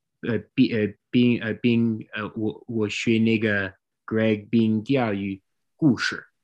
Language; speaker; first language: Chinese; non-native, learner; English